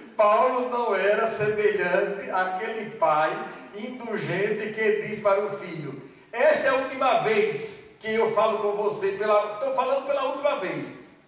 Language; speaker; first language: Portuguese; non-native, fluent; Malagasy